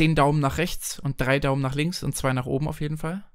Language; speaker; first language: German; native; German